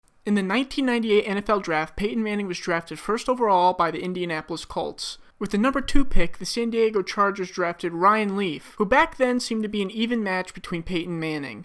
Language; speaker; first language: English; native; English